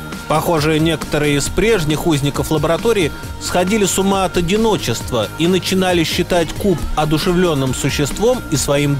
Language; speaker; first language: Russian; native; Russian